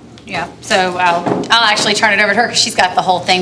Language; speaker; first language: English; native; English